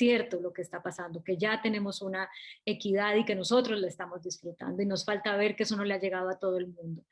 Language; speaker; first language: Spanish; native; Spanish